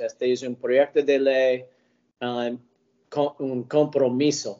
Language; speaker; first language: Spanish; early bilingual, heritage; English